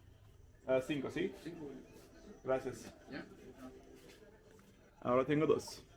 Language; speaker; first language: Spanish; non-native, learner; English